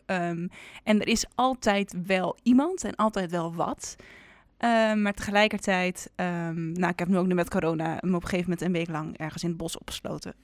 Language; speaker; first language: Dutch; native; Dutch